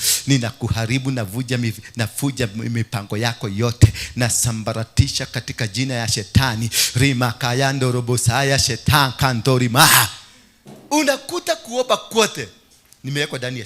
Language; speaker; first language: Swahili; non-native, local second language; Kikuyu